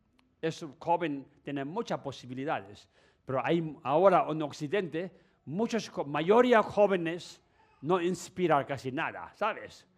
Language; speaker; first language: Spanish; non-native, learner; Tibetan